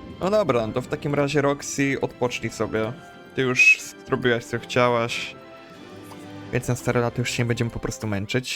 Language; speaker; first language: Polish; native; Polish